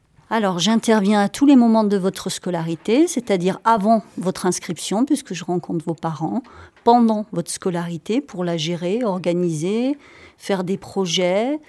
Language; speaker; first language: French; native; French